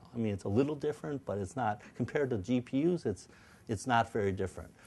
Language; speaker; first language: English; native; English